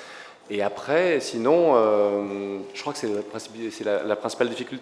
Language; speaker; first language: French; native; French